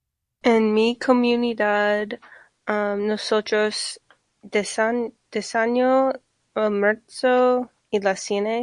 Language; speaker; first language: Spanish; non-native, learner; English